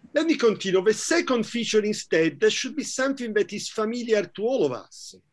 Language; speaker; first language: English; non-native, fluent; Italian